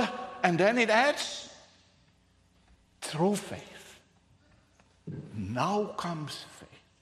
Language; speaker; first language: English; non-native, fluent; Dutch